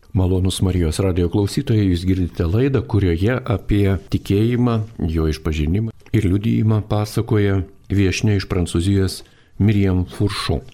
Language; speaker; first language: Lithuanian; native; Lithuanian